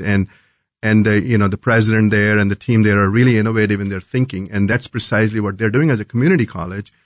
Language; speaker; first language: English; non-native, local second language; Hindi